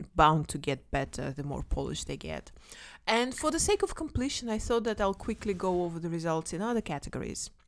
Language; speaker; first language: English; non-native, fluent; Kazakh